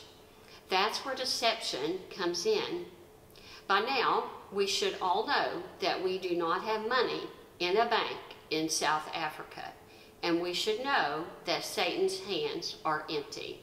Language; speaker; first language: English; native; English